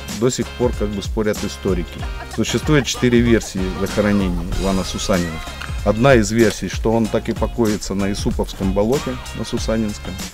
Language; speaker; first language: Russian; native; Russian